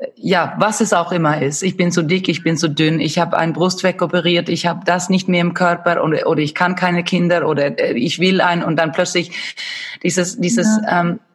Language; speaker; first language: German; non-native, fluent; Swedish